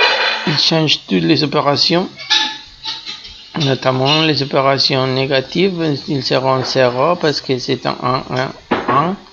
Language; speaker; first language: French; non-native, fluent; Spanish